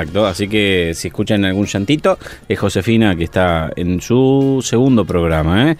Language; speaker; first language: Spanish; native; Spanish